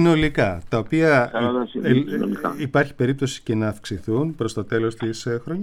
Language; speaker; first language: Greek; native; Greek